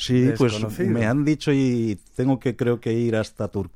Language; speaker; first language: Spanish; non-native, fluent; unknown